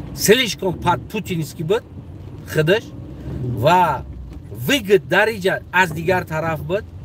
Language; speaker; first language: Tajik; non-native, local second language; Uzbek